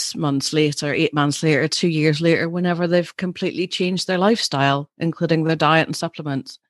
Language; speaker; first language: English; native; English